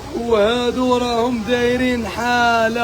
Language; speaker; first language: Arabic; native; Arabic